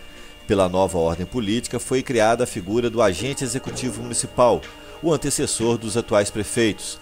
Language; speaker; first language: Portuguese; native; Portuguese